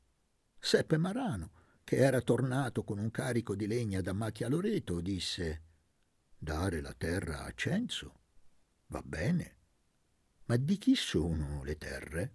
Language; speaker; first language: Italian; native; Italian